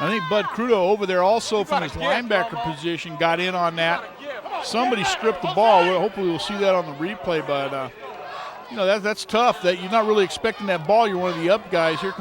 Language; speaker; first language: English; native; English